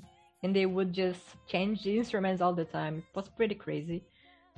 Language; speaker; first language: English; non-native, fluent; Portuguese